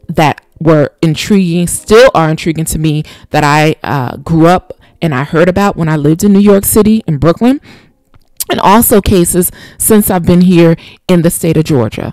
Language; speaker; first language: English; native; English